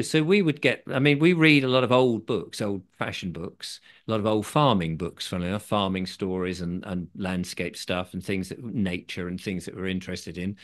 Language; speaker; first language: English; native; English